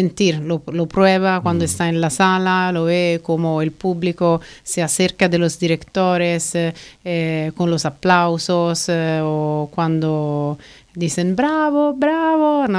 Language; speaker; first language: Spanish; non-native, fluent; Italian